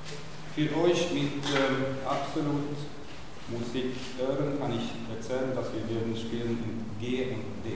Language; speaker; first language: German; non-native, learner; Swedish